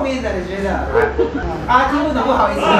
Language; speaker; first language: Chinese; non-native, fluent; Japanese